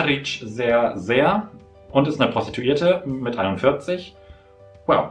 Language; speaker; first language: German; native; German